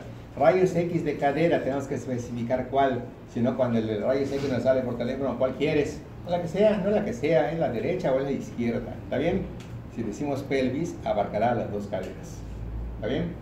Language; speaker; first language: Spanish; native; Spanish